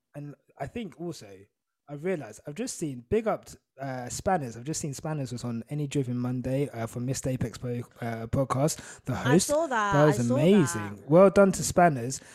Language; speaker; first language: English; native; English